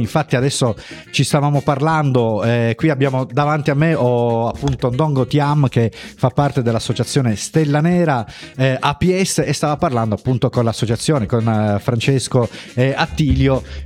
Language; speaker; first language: Italian; native; Italian